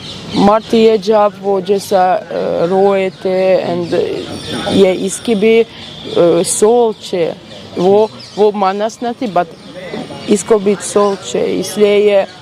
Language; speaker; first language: Hindi; non-native, learner; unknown